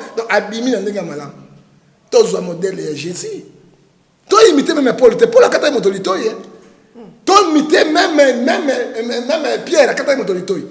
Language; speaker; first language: Lingala; native; Lingala